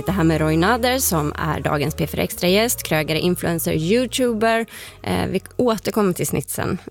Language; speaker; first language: Swedish; native; Swedish